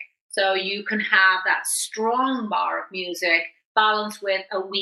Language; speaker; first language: English; native; English